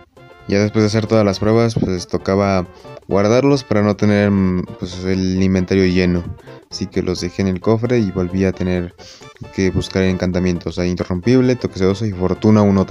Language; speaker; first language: Spanish; native; Spanish